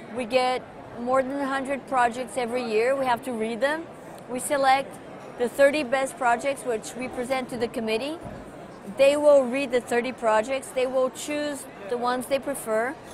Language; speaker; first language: English; non-native, fluent; Portuguese